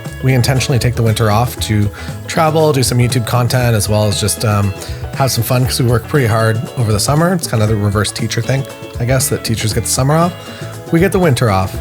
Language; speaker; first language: English; native; English